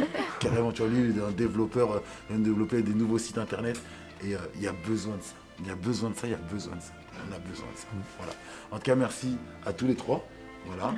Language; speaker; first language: French; native; French